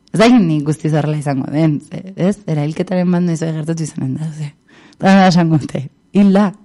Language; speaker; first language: Basque; native; Basque